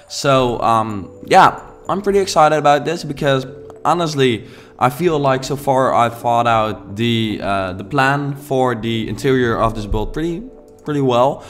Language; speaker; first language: English; non-native, fluent; Dutch